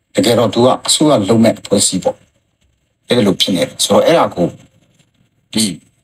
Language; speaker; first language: Burmese; non-native, local second language; Hakha Chin